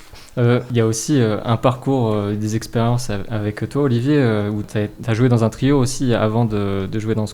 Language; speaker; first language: French; native; French